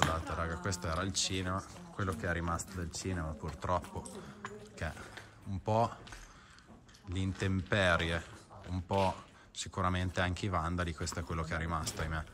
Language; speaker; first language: Italian; native; Italian